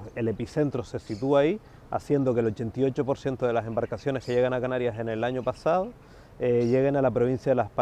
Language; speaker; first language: Spanish; native; Spanish